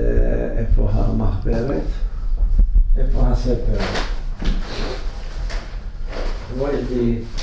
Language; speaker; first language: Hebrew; non-native, fluent; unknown